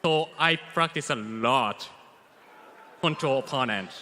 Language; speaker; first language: English; non-native, learner; Japanese